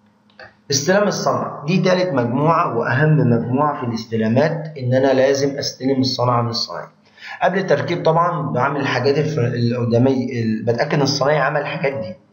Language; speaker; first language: Arabic; native; Arabic